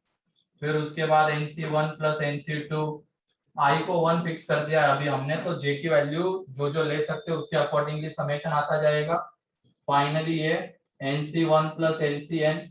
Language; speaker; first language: Hindi; native; Hindi